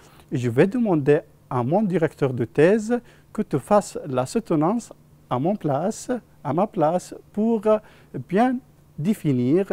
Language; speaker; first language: French; non-native, fluent; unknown